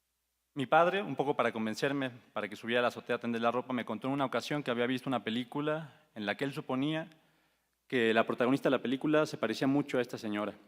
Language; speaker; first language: Spanish; native; Spanish